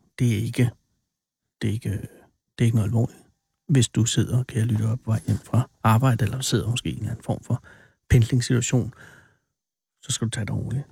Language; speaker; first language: Danish; native; Danish